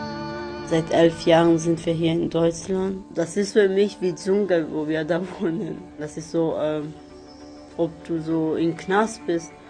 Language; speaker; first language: German; early bilingual, other home language; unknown